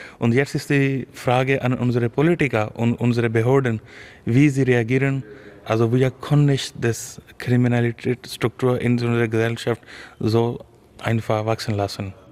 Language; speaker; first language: German; non-native, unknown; Urdu